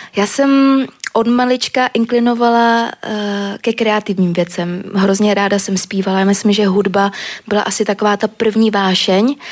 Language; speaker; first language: Czech; early bilingual, other home language; Vietnamese